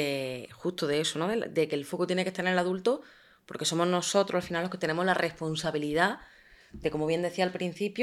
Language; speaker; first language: Spanish; native; Spanish